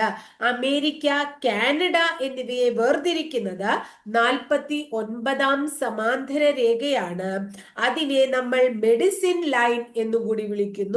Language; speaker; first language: Malayalam; native; Malayalam